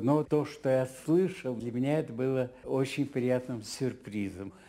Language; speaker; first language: Russian; native; Russian